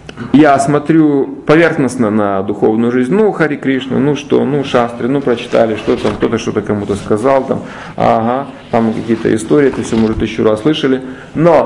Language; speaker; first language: Russian; native; Russian